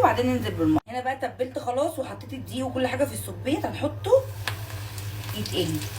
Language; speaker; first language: Arabic; native; Arabic